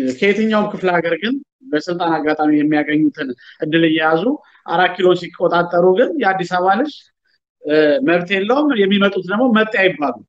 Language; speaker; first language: Amharic; native; Amharic